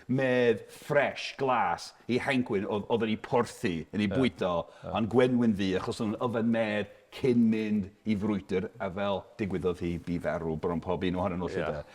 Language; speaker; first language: Welsh; non-native, fluent; English